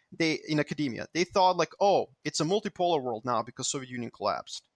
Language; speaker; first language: English; non-native, fluent; Serbian